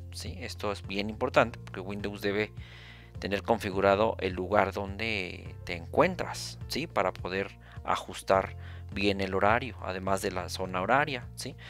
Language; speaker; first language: Spanish; native; Spanish